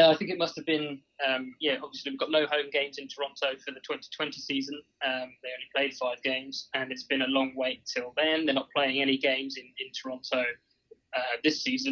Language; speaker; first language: English; native; English